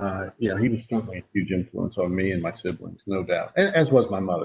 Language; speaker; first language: English; native; English